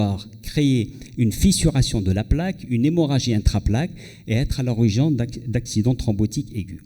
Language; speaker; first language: French; non-native, local second language; Arabic